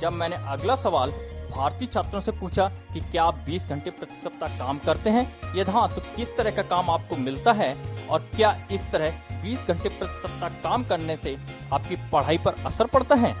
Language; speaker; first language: Hindi; native; Hindi